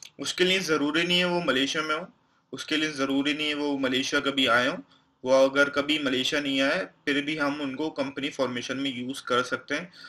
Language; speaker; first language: Hindi; non-native, local second language; Punjabi